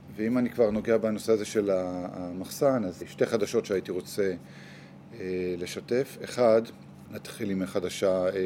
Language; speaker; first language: Hebrew; native; Hebrew